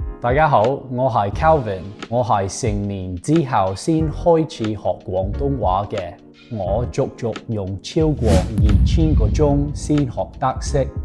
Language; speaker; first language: Cantonese; non-native, fluent; English